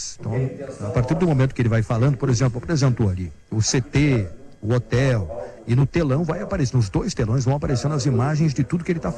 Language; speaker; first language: Portuguese; native; Portuguese